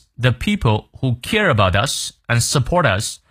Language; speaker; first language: English; non-native, fluent; Chinese